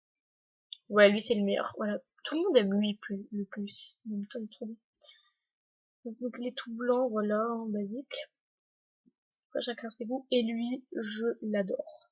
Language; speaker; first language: French; native; French